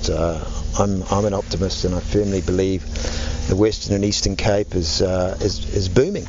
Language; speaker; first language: English; native; English